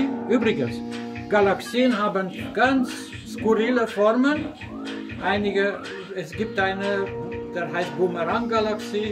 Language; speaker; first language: German; non-native, fluent; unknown